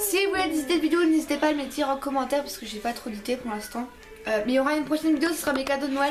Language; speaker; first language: French; early bilingual, other home language; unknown